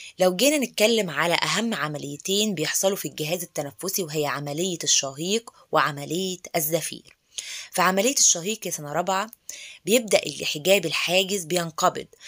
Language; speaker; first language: Arabic; native; Arabic